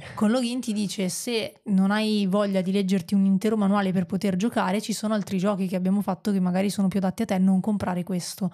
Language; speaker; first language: Italian; native; Italian